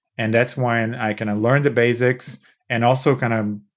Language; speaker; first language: English; non-native, fluent; Portuguese